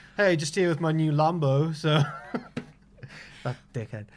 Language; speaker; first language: English; native; English